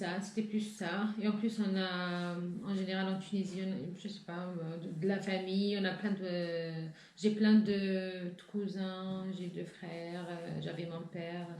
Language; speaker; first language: French; non-native, local second language; Arabic